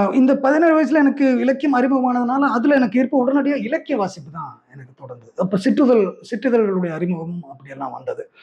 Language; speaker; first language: Tamil; non-native, local second language; Malayalam